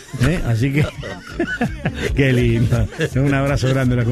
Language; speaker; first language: Spanish; native; Spanish